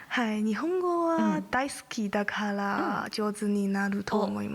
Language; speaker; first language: Japanese; non-native, learner; Chinese